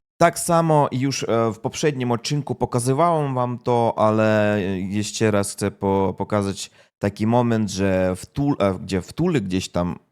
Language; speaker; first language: Polish; non-native, fluent; Russian